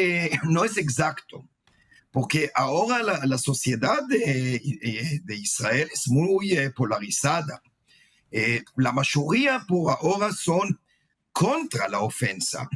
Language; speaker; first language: Spanish; non-native, fluent; Hebrew